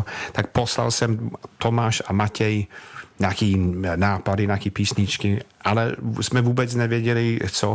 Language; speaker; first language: Czech; non-native, fluent; English